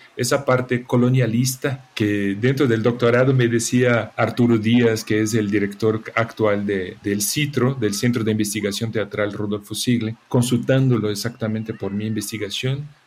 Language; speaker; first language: Spanish; non-native, fluent; Portuguese